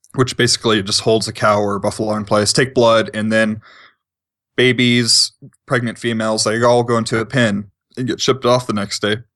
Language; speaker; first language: English; native; English